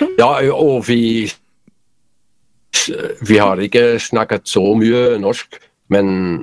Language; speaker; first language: Norwegian; non-native, learner; Polish